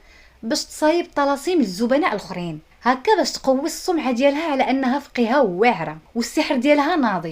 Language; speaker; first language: Arabic; native; Arabic